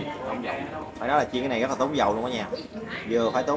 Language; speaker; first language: Vietnamese; native; Vietnamese